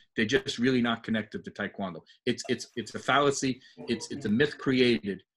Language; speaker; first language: English; native; English